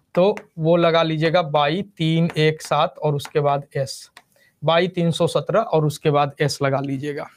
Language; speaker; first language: Hindi; native; Hindi